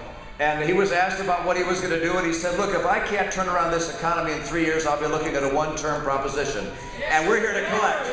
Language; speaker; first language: English; native; English